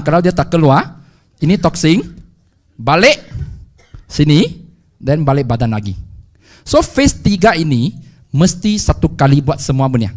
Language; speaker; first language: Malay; non-native, local second language; Chinese